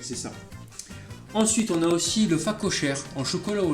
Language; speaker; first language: French; native; French